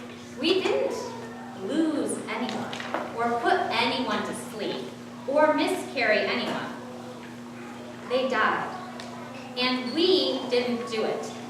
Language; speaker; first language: English; native; English